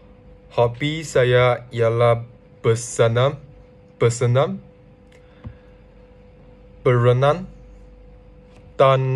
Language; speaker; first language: Indonesian; non-native, learner; Chinese